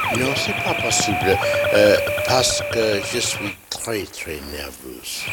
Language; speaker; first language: French; non-native, learner; English